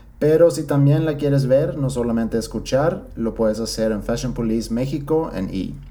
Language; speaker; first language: Spanish; non-native, fluent; Swedish